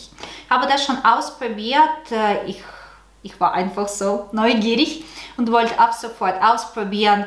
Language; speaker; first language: German; non-native, learner; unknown